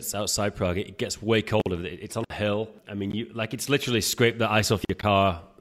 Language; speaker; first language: English; native; English